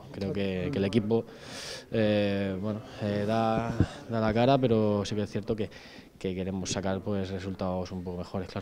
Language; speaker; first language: Spanish; native; Spanish